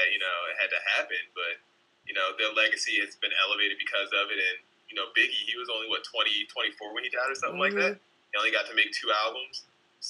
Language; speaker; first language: English; native; English